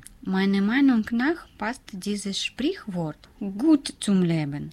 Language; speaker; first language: German; non-native, learner; Russian